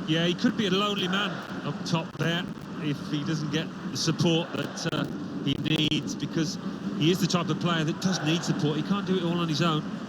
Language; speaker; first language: English; native; English